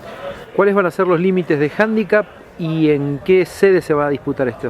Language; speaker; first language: Spanish; native; Spanish